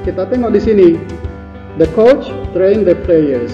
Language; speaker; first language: English; non-native, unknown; Indonesian